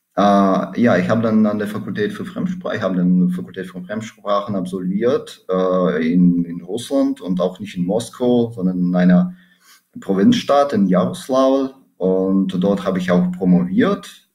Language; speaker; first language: German; non-native, fluent; Russian